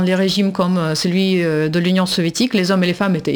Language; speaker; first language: French; non-native, fluent; Russian